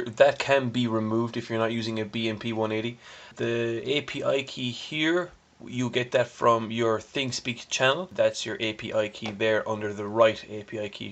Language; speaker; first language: English; native; English